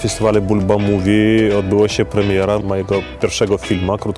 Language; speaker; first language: Polish; non-native, fluent; Belarusian